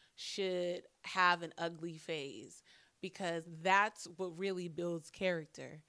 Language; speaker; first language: English; native; English